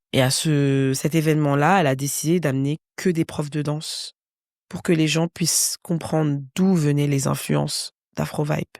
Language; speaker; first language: French; native; French